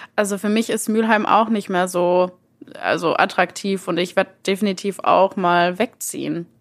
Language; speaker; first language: German; native; German